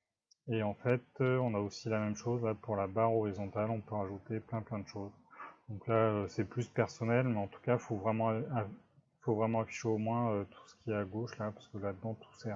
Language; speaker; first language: French; native; French